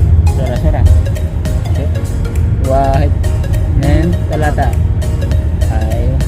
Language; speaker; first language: Arabic; non-native, learner; Filipino